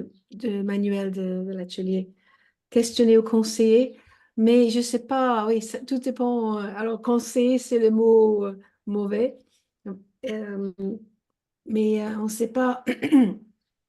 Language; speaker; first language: French; non-native, fluent; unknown